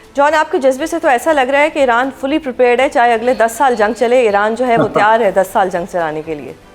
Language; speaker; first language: Urdu; native; Urdu